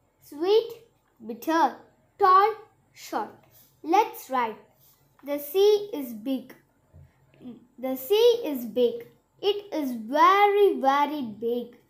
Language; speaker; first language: English; non-native, local second language; Tamil